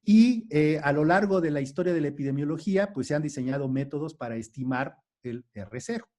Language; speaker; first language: Spanish; native; Spanish